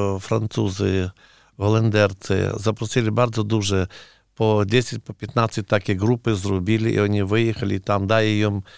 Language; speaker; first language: Polish; non-native, learner; Ukrainian